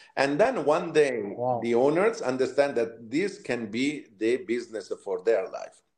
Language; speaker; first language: English; non-native, fluent; Italian